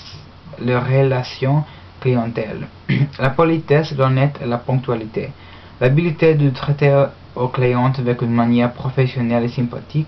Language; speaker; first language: French; non-native, learner; English